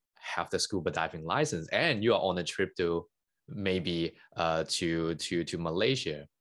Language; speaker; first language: English; non-native, local second language; Cantonese